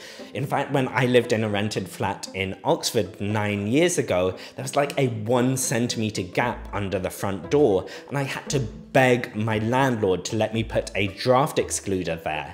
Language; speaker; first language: English; native; English